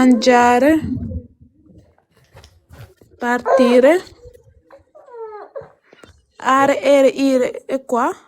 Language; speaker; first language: Italian; non-native, learner; French